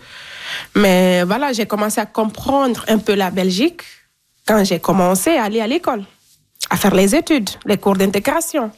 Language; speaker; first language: French; non-native, fluent; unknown